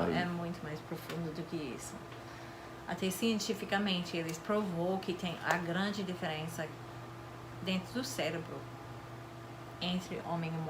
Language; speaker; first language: Portuguese; non-native, fluent; English